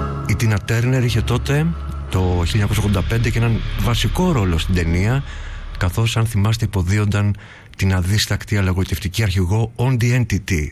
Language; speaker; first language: Greek; native; Greek